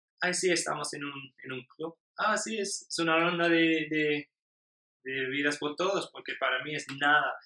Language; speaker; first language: Spanish; non-native, learner; English